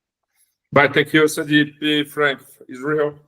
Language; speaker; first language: English; non-native, learner; Portuguese